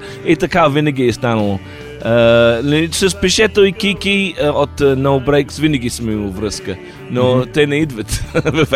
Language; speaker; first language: Bulgarian; non-native, learner; English